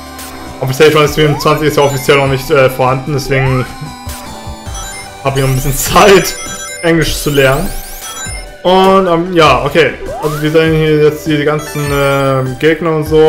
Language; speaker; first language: German; native; German